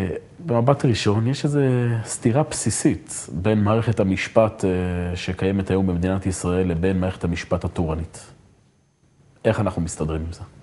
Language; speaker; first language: Hebrew; native; Hebrew